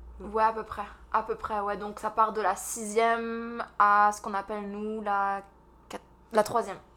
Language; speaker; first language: French; native; French